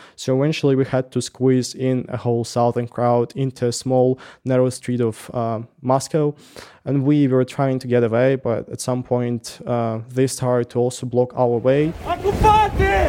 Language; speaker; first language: English; non-native, fluent; Russian